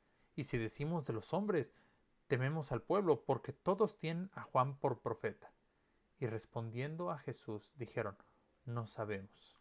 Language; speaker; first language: Spanish; native; Spanish